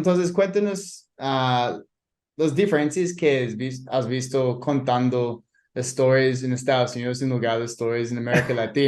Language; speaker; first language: Spanish; non-native, fluent; English